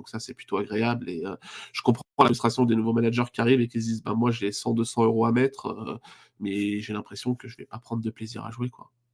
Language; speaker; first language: French; native; French